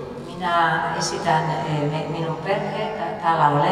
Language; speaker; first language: Finnish; non-native, fluent; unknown